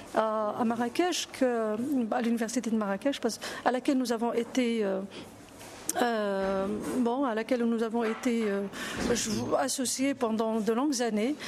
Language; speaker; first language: French; non-native, local second language; Arabic